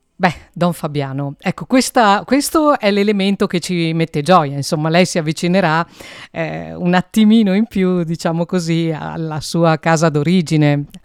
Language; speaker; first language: Italian; native; Italian